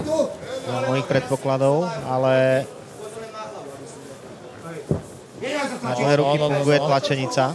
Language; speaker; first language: Slovak; native; Slovak